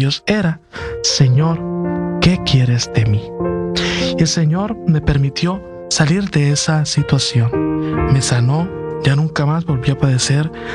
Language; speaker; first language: Spanish; native; Spanish